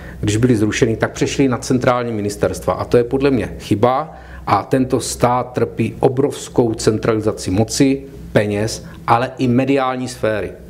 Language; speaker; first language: Czech; native; Czech